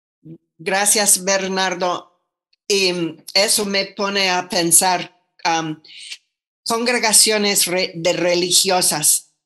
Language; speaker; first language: Spanish; non-native, fluent; English